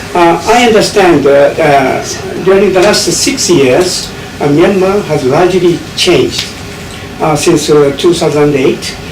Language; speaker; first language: English; non-native, learner; Japanese